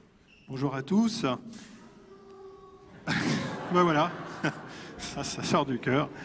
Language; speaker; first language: French; native; French